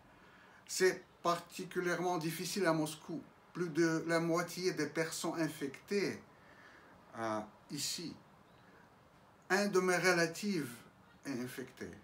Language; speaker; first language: French; non-native, fluent; Russian